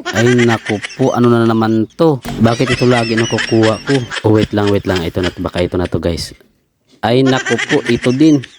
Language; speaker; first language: Filipino; native; Filipino